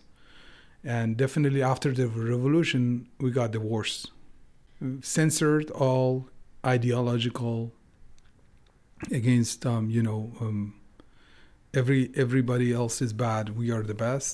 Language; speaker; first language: English; non-native, fluent; Persian